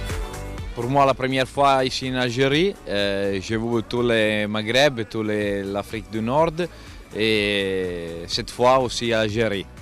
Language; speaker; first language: French; non-native, fluent; Italian